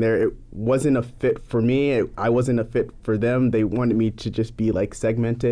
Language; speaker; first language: English; non-native, fluent; Japanese